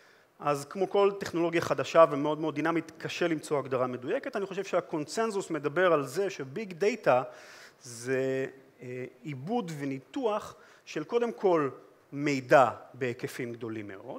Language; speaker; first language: Hebrew; native; Hebrew